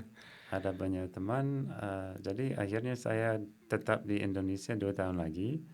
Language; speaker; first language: Indonesian; non-native, fluent; English